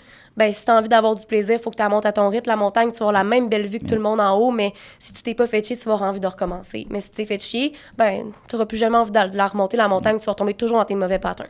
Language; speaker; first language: French; native; French